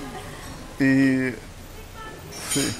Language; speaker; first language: Spanish; non-native, learner; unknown